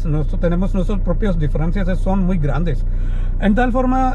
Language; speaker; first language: Spanish; non-native, learner; Malayalam